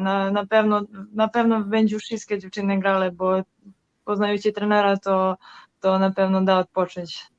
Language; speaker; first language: Polish; non-native, learner; Serbian